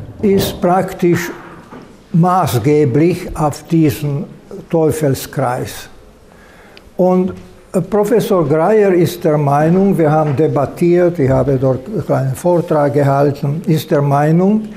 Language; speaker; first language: German; non-native, fluent; Slovak